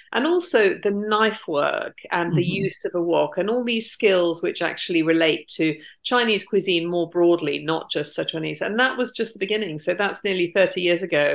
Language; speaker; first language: English; native; English